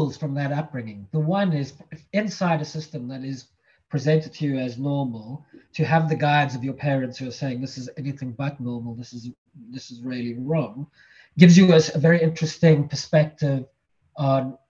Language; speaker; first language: English; native; English